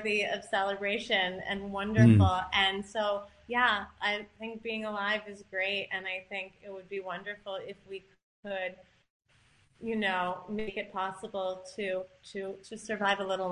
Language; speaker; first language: English; native; English